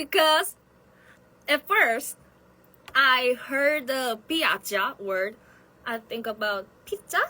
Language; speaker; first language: English; non-native, learner; Korean